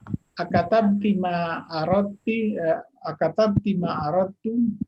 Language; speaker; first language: Arabic; non-native, fluent; Indonesian